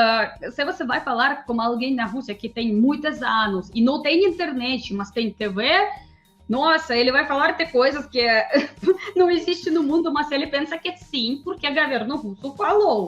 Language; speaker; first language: Portuguese; non-native, fluent; Russian